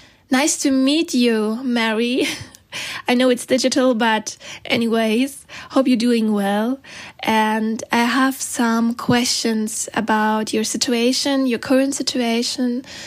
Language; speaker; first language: English; non-native, fluent; German